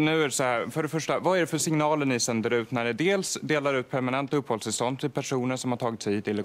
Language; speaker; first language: Swedish; native; Swedish